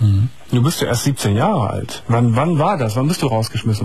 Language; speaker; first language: German; native; German